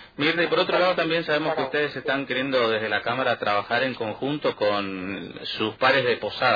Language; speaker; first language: Spanish; native; Spanish